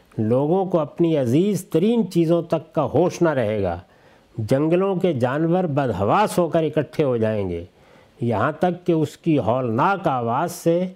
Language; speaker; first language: Urdu; native; Urdu